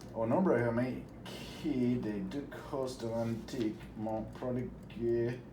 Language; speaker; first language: French; non-native, learner; English